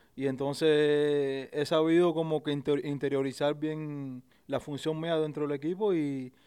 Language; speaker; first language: Spanish; native; Spanish